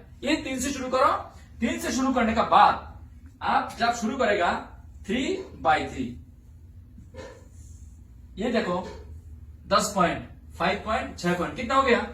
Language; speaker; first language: Hindi; non-native, learner; Bangla